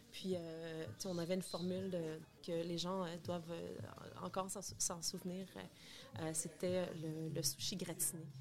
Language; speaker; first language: French; native; French